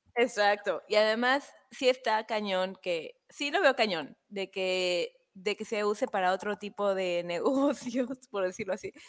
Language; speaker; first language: Spanish; native; Spanish